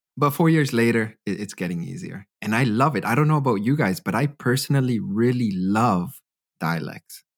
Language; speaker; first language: English; native; English